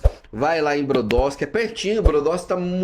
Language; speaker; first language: Portuguese; native; Portuguese